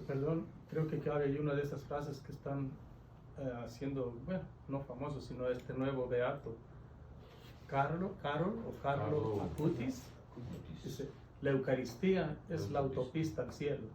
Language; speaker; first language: Spanish; native; Spanish